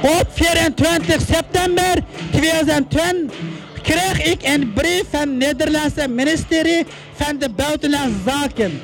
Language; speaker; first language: Dutch; non-native, learner; Uyghur